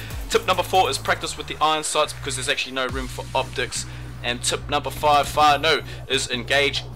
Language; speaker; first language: English; native; English